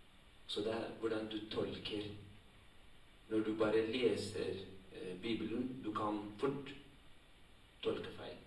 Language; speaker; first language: Norwegian; non-native, fluent; Tigrinya